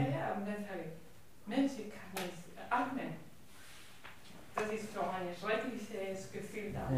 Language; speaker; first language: German; non-native, learner; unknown